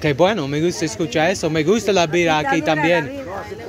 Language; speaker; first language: Spanish; non-native, learner; English